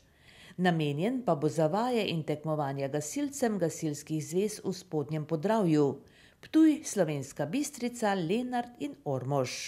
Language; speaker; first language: Slovenian; native; Slovenian